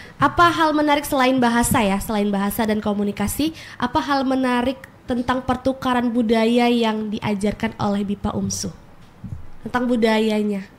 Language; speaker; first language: Indonesian; native; Indonesian